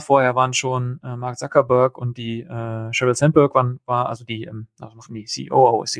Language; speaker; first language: German; native; German